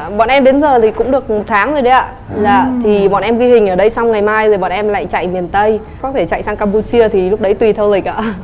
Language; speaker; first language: Vietnamese; native; Vietnamese